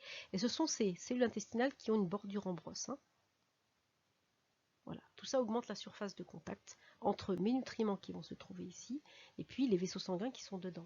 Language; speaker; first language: French; native; French